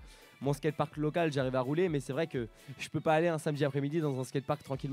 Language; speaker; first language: French; native; French